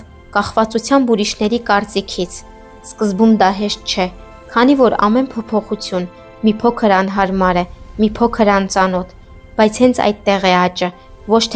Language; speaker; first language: Armenian; native; Armenian